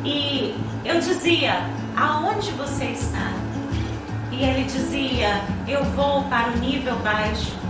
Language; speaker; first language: Portuguese; native; Portuguese